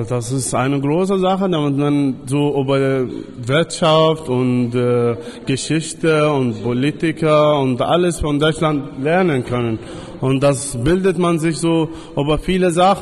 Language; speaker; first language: German; non-native, local second language; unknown